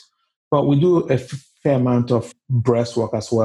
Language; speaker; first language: English; non-native, local second language; Igbo